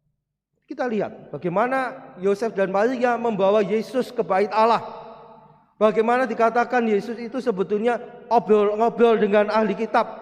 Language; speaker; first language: Indonesian; non-native, local second language; Javanese